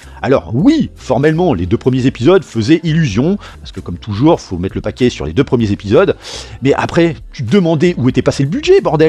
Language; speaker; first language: French; native; French